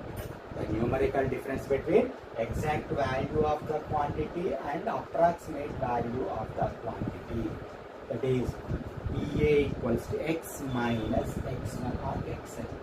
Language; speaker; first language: English; non-native, local second language; Telugu